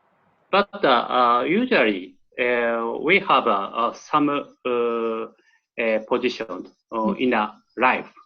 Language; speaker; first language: English; non-native, learner; Japanese